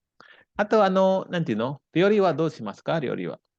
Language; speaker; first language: Japanese; non-native, fluent; Indonesian